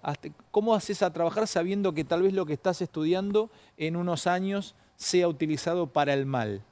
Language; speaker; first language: Spanish; native; Spanish